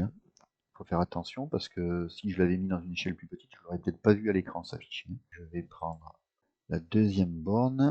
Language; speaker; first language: French; native; French